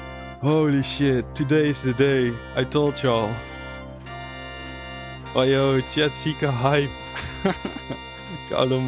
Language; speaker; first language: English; non-native, fluent; Dutch